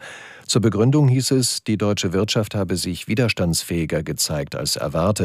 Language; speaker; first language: German; native; German